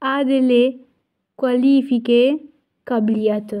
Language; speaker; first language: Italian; non-native, fluent; Urdu